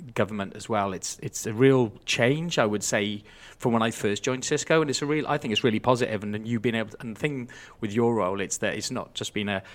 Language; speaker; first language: English; native; English